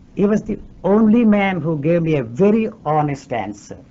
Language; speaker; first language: English; non-native, local second language; Telugu